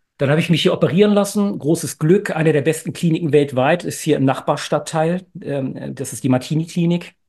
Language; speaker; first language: German; native; German